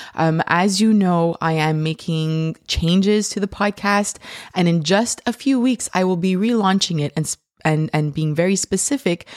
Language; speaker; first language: English; native; English